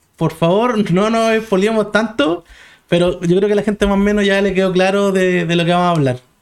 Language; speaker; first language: Spanish; native; Spanish